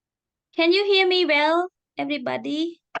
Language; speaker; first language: English; non-native, fluent; Khmer